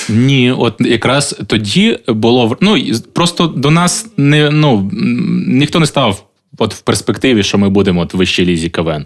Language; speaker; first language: Ukrainian; native; Ukrainian